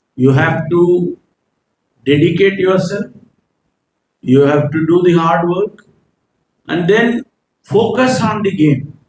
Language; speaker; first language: English; non-native, local second language; Kannada